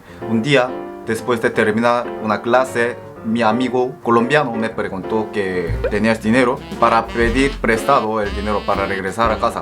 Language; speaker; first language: Spanish; non-native, fluent; Korean